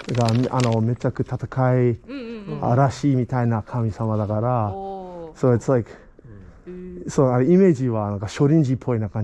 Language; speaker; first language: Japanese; non-native, learner; English